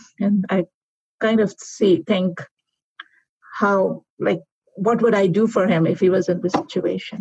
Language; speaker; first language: English; non-native, local second language; Urdu